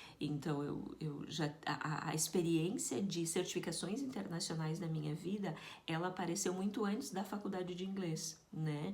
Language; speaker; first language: Portuguese; native; Portuguese